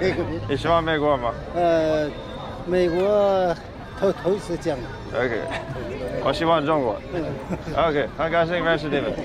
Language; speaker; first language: Chinese; non-native, fluent; English